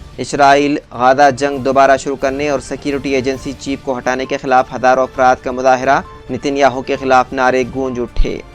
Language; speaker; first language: Urdu; native; Urdu